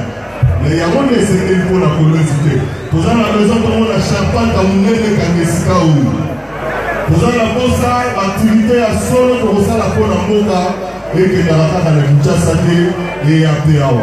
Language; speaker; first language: French; non-native, local second language; Lingala